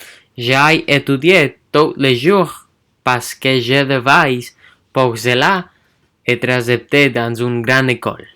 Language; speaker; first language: French; non-native, learner; English